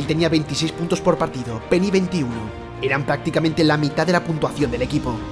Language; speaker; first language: Spanish; native; Spanish